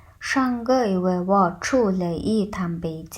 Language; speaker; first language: Chinese; non-native, fluent; Mongolian